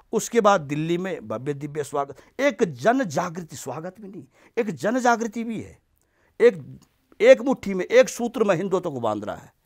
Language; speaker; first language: Hindi; native; Hindi